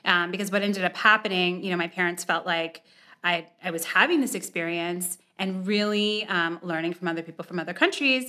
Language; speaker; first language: English; native; English